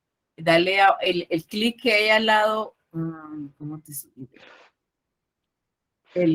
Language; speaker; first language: Spanish; native; Spanish